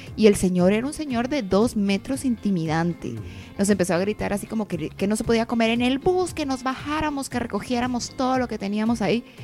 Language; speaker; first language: Spanish; native; Spanish